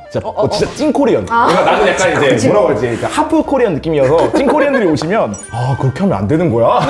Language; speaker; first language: Korean; early bilingual, heritage; Korean